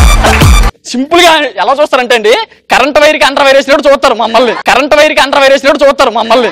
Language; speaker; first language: Telugu; native; Telugu